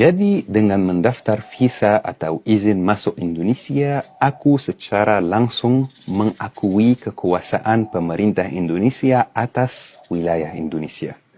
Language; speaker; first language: Indonesian; non-native, fluent; Arabic